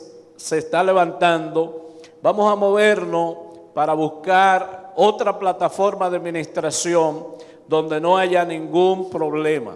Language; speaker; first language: Spanish; native; Spanish